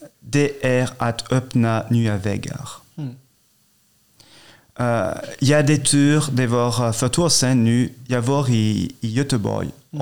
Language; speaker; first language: Swedish; non-native, fluent; French